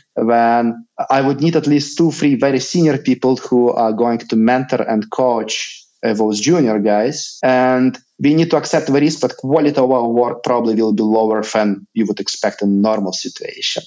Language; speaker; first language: English; non-native, fluent; Lithuanian